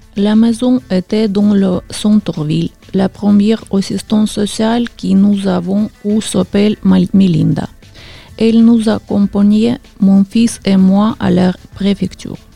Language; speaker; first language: French; non-native, learner; Ukrainian